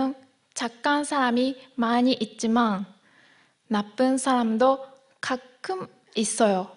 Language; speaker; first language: Korean; non-native, learner; Japanese